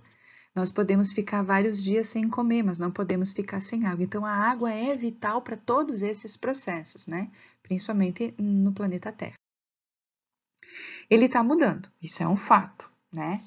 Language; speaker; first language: Portuguese; native; Portuguese